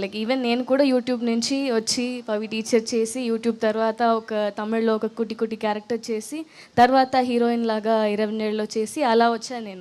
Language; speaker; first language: Telugu; non-native, learner; Tamil